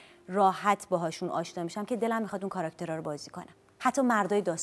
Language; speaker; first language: Persian; native; Persian